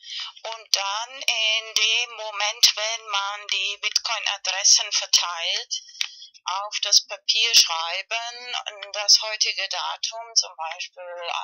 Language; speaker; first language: German; non-native, fluent; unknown